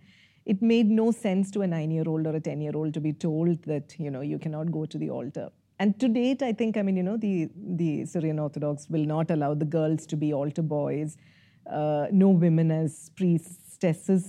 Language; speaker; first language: English; non-native, local second language; Malayalam